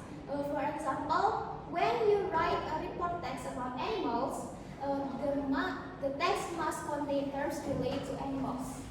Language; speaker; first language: English; non-native, learner; Indonesian